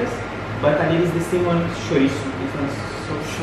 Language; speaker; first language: English; non-native, learner; Portuguese